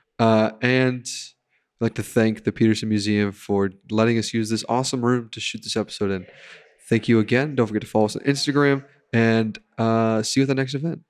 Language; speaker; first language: English; native; English